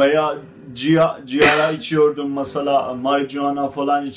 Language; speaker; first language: Turkish; non-native, fluent; Azerbaijani